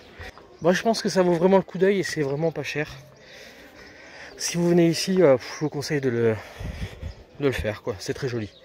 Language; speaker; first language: French; native; French